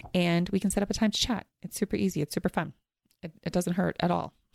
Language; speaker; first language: English; native; English